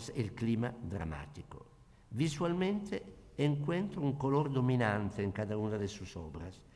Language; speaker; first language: Spanish; non-native, learner; Italian